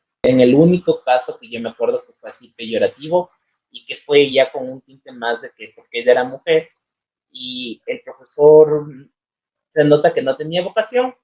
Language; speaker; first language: Spanish; native; Spanish